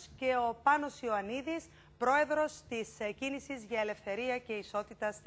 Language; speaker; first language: Greek; native; Greek